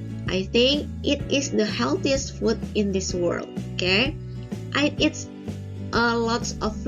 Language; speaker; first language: English; non-native, learner; Indonesian